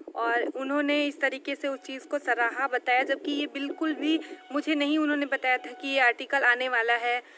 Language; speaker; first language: Hindi; native; Hindi